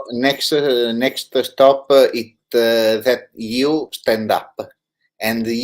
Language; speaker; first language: English; non-native, learner; Italian